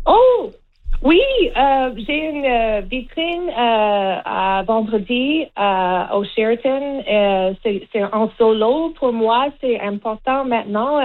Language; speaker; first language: French; non-native, learner; English